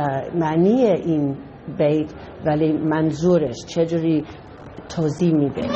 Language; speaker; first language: Persian; non-native, fluent; English